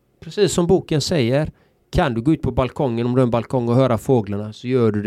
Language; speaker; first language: Swedish; native; Swedish